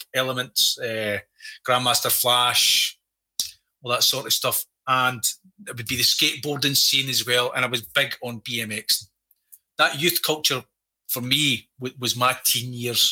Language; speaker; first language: English; native; English